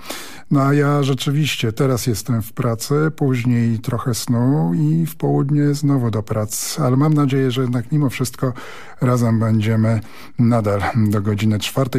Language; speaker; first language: Polish; native; Polish